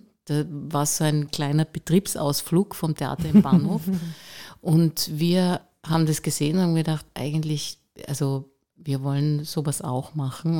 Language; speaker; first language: German; native; German